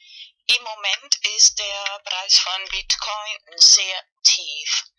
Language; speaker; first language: German; non-native, learner; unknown